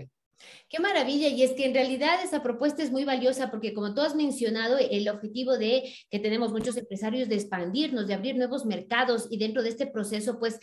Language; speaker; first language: Spanish; native; Spanish